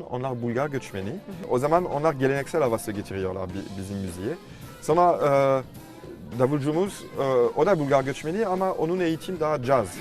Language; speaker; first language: Turkish; non-native, fluent; French